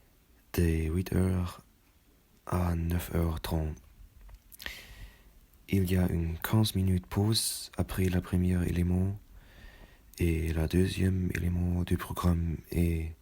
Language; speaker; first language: French; non-native, learner; German